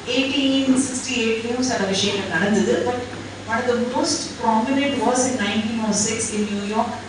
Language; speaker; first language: English; non-native, local second language; Tamil